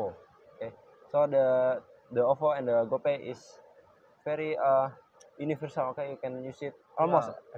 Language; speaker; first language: English; non-native, learner; Indonesian